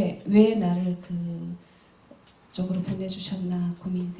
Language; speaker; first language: Korean; native; Korean